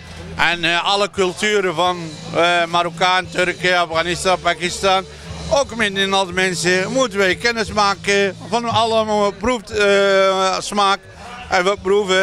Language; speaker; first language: Dutch; non-native, learner; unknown